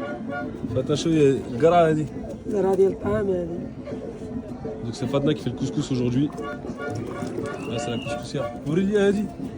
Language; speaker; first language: French; native; French